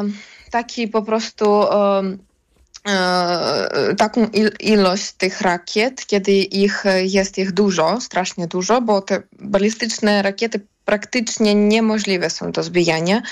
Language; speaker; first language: Polish; non-native, fluent; Ukrainian